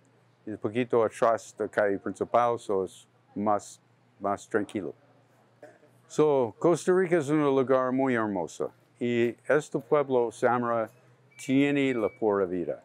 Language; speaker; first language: Spanish; non-native, learner; English